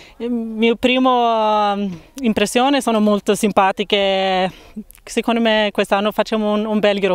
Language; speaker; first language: Italian; non-native, fluent; Swedish